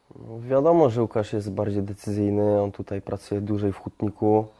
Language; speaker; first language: Polish; early bilingual, heritage; Polish